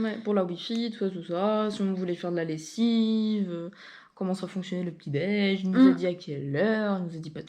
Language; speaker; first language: French; native; French